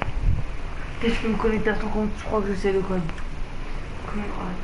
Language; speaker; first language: French; native; French